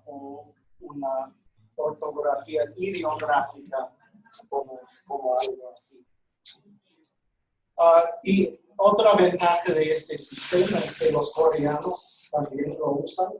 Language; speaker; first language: Spanish; non-native, fluent; English